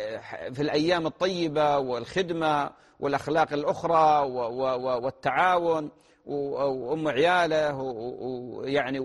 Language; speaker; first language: Arabic; native; Arabic